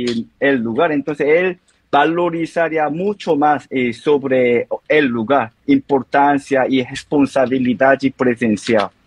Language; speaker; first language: Spanish; non-native, learner; Korean